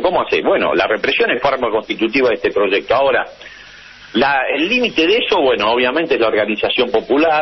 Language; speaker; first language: Spanish; native; Spanish